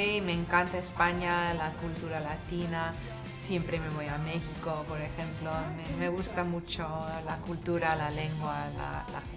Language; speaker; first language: Spanish; non-native, fluent; English